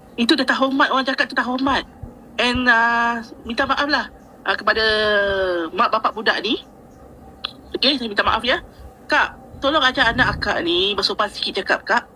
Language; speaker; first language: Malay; native; Malay